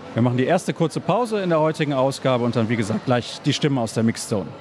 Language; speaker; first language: German; native; German